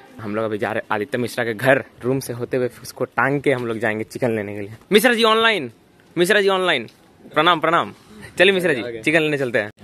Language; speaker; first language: Hindi; native; Hindi